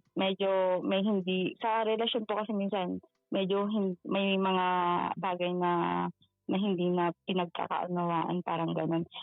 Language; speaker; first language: Filipino; non-native, local second language; Iloko